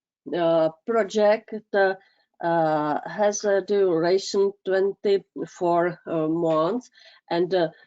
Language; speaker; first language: English; non-native, fluent; Czech